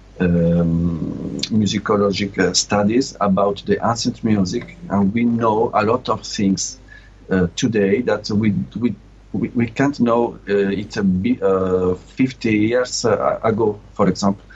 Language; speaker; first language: English; non-native, learner; Italian